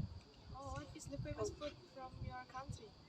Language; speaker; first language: English; non-native, learner; Indonesian